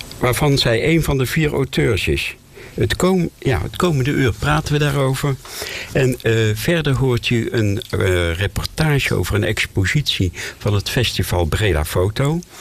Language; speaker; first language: Dutch; native; Dutch